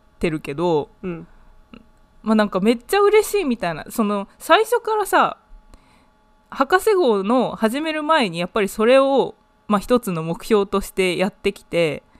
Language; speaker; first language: Japanese; native; Japanese